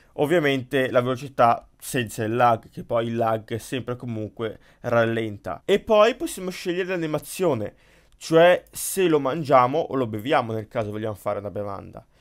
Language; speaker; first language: Italian; native; Italian